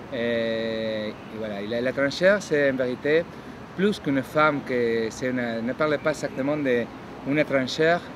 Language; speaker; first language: French; non-native, fluent; Spanish